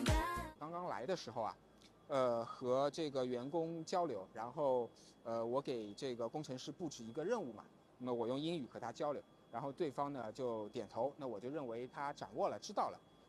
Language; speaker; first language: Chinese; native; Chinese